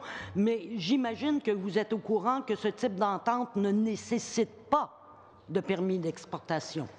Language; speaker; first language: French; native; French